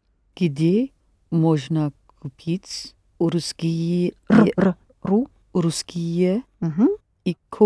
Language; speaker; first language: Russian; non-native, learner; English